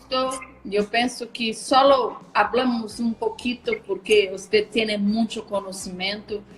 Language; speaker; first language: Spanish; non-native, learner; Portuguese